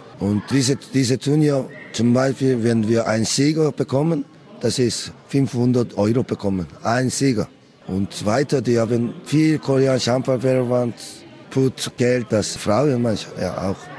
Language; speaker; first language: German; non-native, learner; Korean